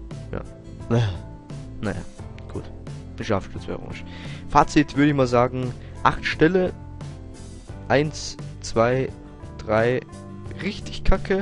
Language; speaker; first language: German; native; German